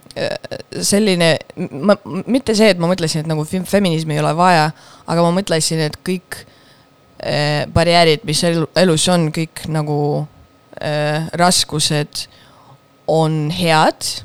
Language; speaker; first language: Estonian; non-native, local second language; Russian